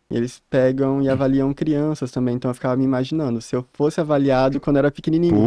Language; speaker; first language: Portuguese; native; Portuguese